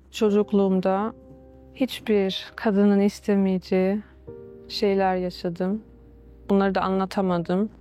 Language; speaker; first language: Turkish; early bilingual, heritage; Turkish